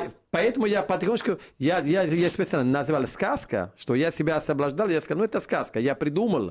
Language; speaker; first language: Russian; non-native, fluent; Italian